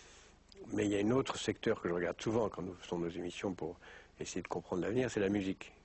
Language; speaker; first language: French; native; French